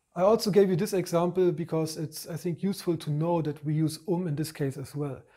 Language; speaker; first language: English; non-native, fluent; German